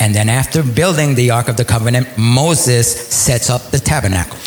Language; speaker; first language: English; native; English